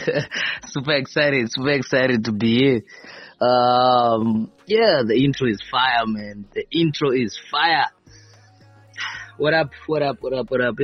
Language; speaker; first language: English; non-native, local second language; Shona